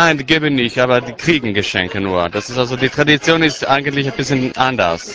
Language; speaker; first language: German; non-native, learner; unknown